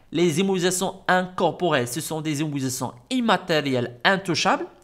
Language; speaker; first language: French; non-native, local second language; Arabic